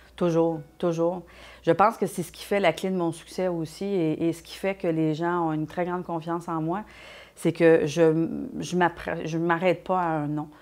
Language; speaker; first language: French; native; French